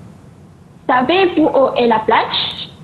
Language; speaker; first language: French; non-native, learner; Malay